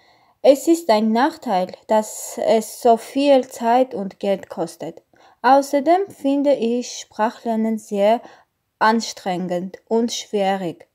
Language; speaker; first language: German; non-native, learner; Armenian